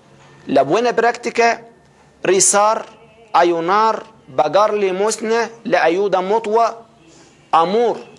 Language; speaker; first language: Spanish; non-native, fluent; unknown